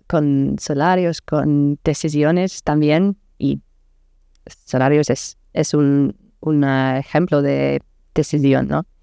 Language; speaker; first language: Spanish; non-native, learner; English